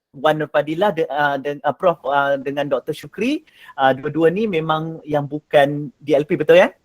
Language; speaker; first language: Malay; native; Malay